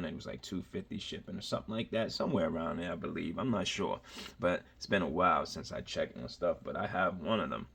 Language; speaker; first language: English; native; English